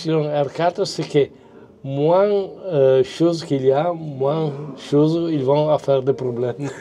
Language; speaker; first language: French; non-native, fluent; Italian